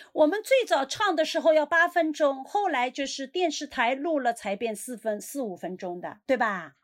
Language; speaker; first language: Chinese; native; Chinese